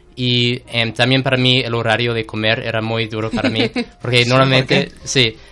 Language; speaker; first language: Spanish; non-native, fluent; English